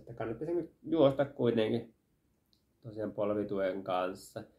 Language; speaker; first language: Finnish; native; Finnish